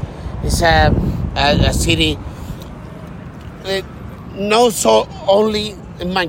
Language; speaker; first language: English; non-native, learner; Spanish